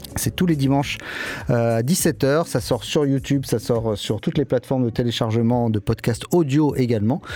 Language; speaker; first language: French; native; French